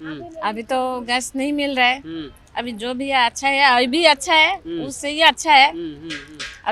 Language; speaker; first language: Hindi; non-native, local second language; Bangla